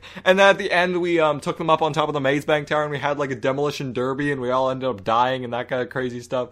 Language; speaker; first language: English; native; English